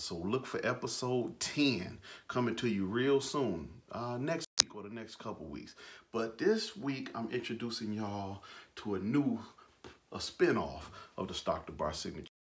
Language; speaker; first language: English; native; English